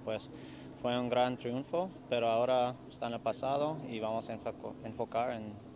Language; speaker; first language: Spanish; non-native, fluent; English